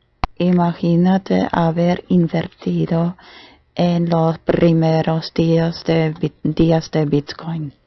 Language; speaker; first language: Spanish; non-native, fluent; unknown